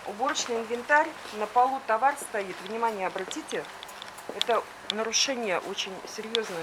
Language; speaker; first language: Russian; native; Russian